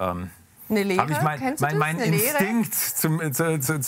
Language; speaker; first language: German; native; German